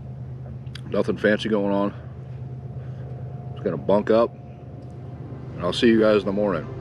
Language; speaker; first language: English; native; English